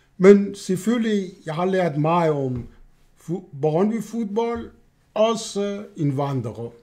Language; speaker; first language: Danish; non-native, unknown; Persian